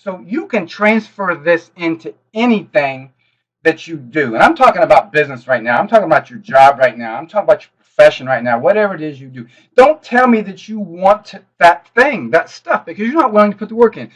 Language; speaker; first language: English; native; English